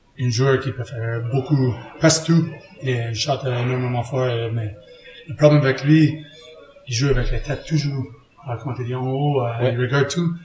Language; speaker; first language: French; non-native, learner; English